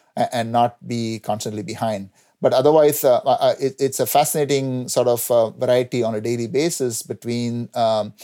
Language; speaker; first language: English; non-native, local second language; Tamil